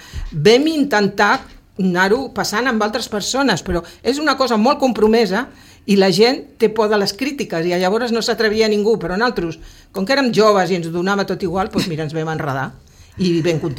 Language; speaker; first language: Catalan; native; Catalan